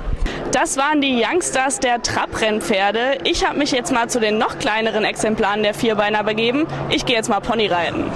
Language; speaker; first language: German; native; German